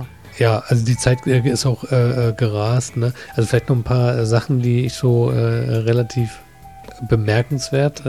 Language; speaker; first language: German; native; German